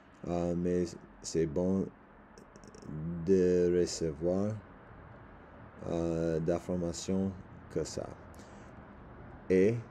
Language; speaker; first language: French; non-native, learner; English